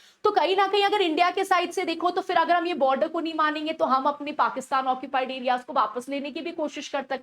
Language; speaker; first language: Hindi; native; Hindi